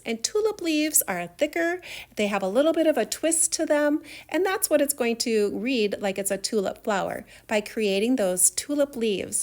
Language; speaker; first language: English; native; English